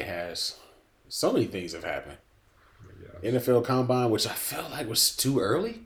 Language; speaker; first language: English; native; English